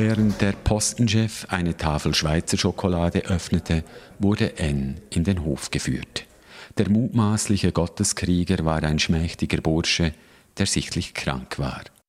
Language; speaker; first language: German; native; German